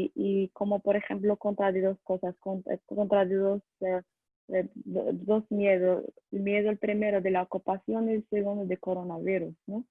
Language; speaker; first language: Spanish; non-native, learner; Arabic